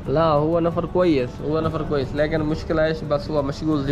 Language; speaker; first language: Arabic; non-native, learner; Urdu